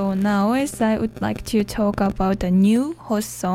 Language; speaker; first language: English; non-native, learner; Japanese